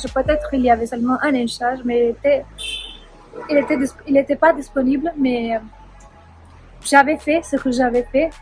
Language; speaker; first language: French; non-native, learner; Punjabi